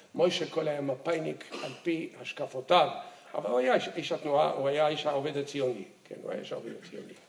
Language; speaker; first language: Hebrew; early bilingual, other home language; Arabic